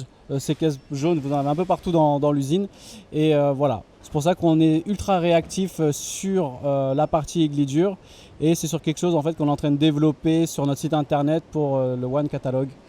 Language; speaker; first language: French; native; French